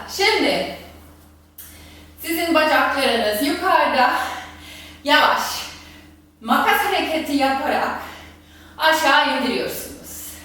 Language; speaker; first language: Turkish; non-native, fluent; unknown